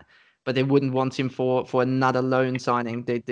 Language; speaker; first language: English; non-native, fluent; German